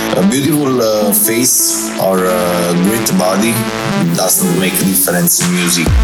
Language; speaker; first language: English; non-native, fluent; Italian